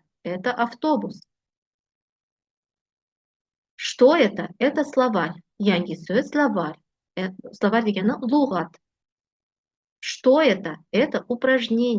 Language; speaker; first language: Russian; non-native, fluent; Uzbek